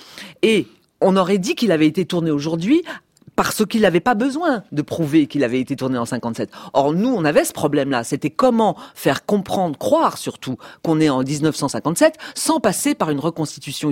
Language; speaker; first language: French; native; French